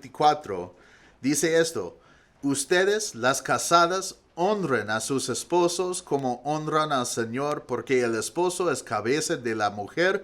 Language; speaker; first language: Spanish; non-native, fluent; English